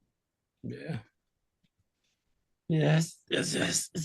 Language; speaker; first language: English; non-native, learner; Spanish